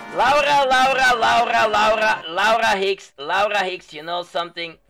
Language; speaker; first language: English; non-native, fluent; Dutch